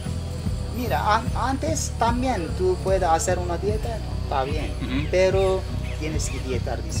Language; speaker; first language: Spanish; non-native, learner; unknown